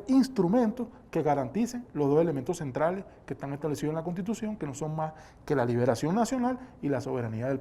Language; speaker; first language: Spanish; native; Spanish